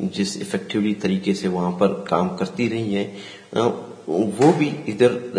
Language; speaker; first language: Urdu; non-native, local second language; Baluchi